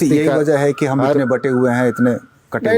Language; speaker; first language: Hindi; native; Hindi